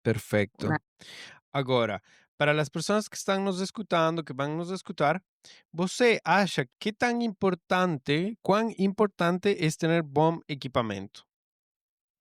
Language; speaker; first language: Portuguese; non-native, learner; Spanish